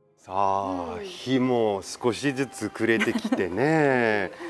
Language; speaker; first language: Japanese; non-native, fluent; French